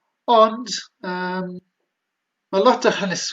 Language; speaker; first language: Welsh; native; Welsh